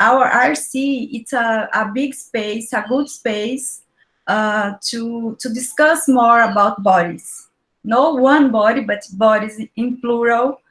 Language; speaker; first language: English; non-native, learner; Portuguese